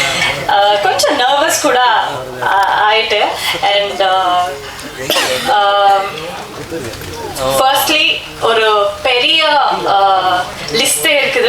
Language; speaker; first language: Tamil; non-native, learner; Kannada